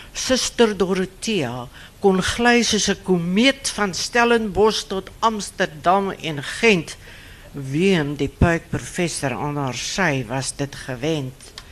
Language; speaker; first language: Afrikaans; native; Afrikaans